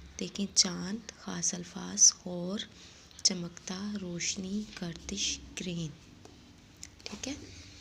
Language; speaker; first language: Hindi; non-native, local second language; Saraiki